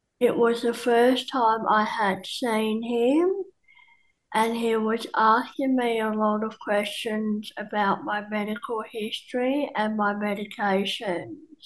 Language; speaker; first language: English; native; English